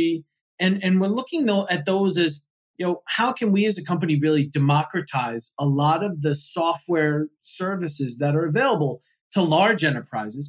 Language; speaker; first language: English; native; English